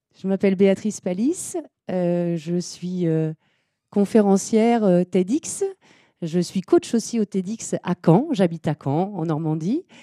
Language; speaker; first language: French; native; French